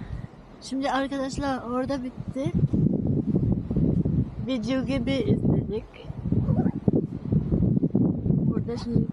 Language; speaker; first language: Turkish; non-native, learner; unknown